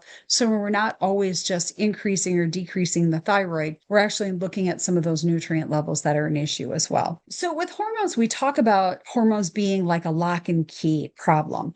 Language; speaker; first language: English; native; English